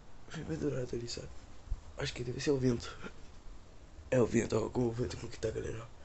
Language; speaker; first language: Portuguese; native; Portuguese